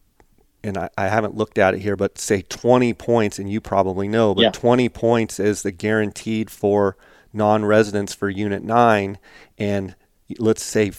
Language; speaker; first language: English; native; English